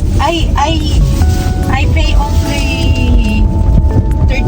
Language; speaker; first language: English; non-native, learner; Filipino